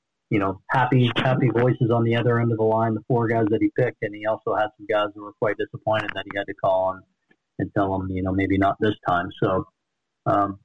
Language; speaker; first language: English; native; English